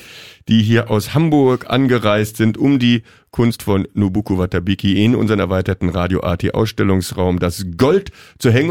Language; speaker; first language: German; native; German